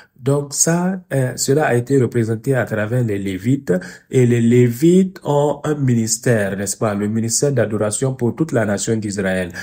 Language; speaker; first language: French; non-native, fluent; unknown